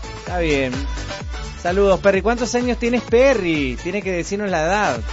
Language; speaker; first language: Spanish; native; Spanish